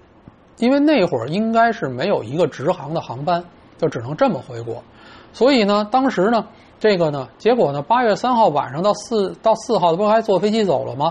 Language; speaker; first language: Chinese; native; Chinese